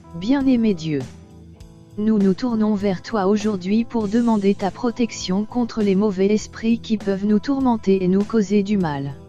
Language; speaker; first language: French; native; French